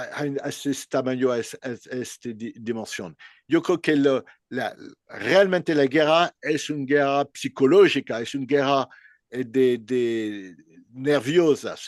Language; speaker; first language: Spanish; non-native, learner; French